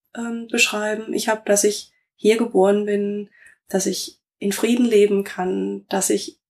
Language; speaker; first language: German; native; German